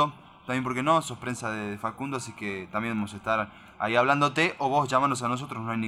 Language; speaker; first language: Spanish; native; Spanish